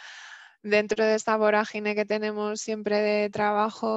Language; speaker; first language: Spanish; native; Spanish